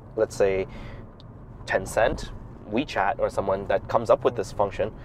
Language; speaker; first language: English; non-native, local second language; Cantonese